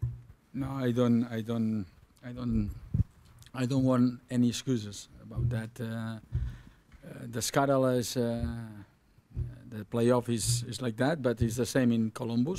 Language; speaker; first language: English; non-native, learner; Catalan